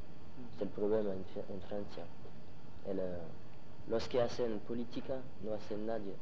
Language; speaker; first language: Spanish; non-native, learner; French